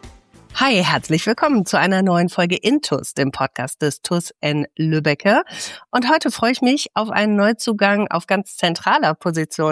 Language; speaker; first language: German; native; German